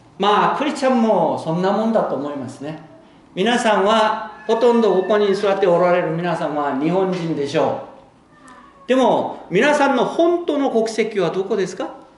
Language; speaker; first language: Japanese; non-native, fluent; Korean